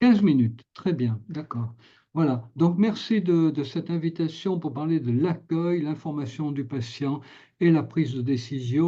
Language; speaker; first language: French; native; French